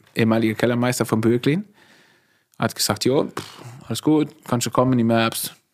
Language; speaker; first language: German; non-native, fluent; Italian